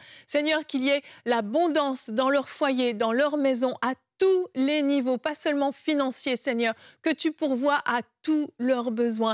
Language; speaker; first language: French; native; French